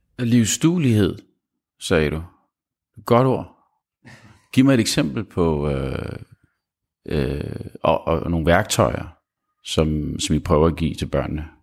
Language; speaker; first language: Danish; early bilingual, other home language; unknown